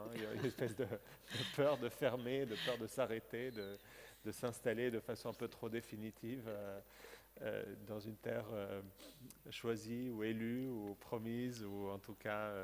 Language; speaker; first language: French; native; French